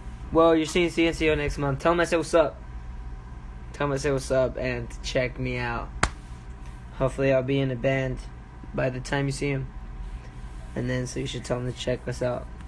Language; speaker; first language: English; early bilingual, other home language; Spanish